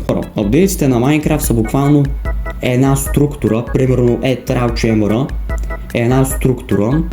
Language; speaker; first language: Bulgarian; native; Bulgarian